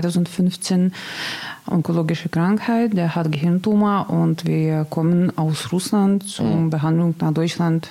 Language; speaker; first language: German; non-native, learner; Russian